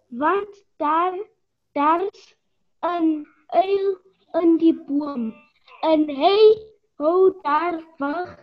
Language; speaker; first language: Afrikaans; non-native, local second language; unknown